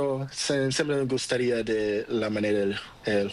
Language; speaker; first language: Spanish; non-native, learner; Portuguese